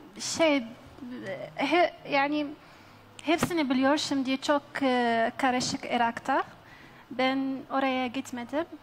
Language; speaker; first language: Turkish; non-native, learner; Arabic